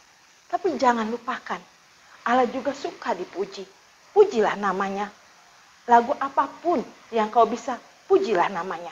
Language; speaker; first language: Indonesian; native; Indonesian